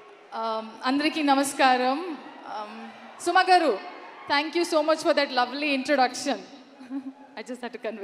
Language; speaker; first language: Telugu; non-native, learner; Kannada